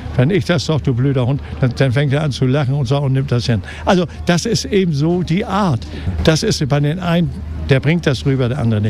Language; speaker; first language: German; native; German